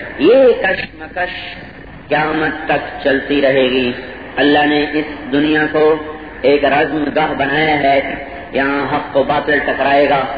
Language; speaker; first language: Urdu; non-native, local second language; Punjabi